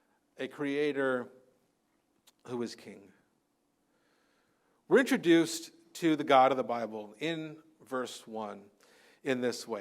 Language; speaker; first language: English; native; English